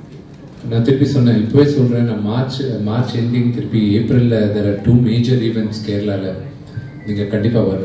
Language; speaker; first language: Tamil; non-native, local second language; Telugu